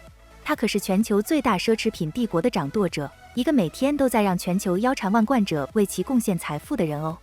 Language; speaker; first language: Chinese; native; Chinese